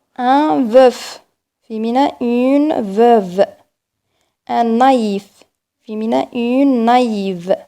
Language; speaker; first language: French; non-native, local second language; Arabic